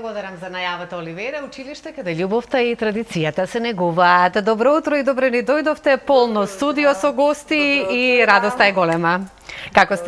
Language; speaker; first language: Macedonian; native; Macedonian